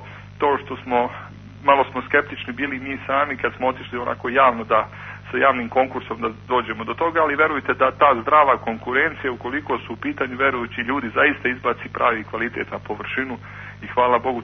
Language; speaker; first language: Croatian; native; Croatian